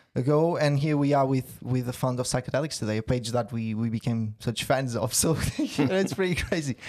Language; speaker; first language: English; non-native, fluent; Portuguese